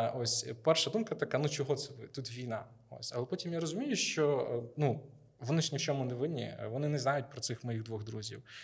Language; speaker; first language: Ukrainian; native; Ukrainian